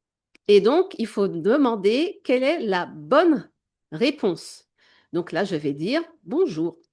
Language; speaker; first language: French; native; French